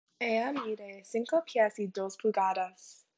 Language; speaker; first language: Spanish; non-native, learner; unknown